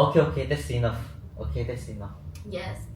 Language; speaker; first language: English; non-native, learner; Korean